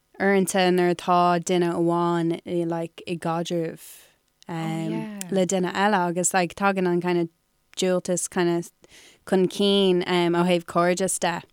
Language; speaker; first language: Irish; non-native, local second language; English